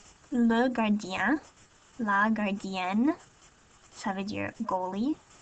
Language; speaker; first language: French; non-native, fluent; English